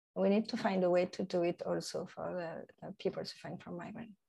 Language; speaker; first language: English; non-native, fluent; French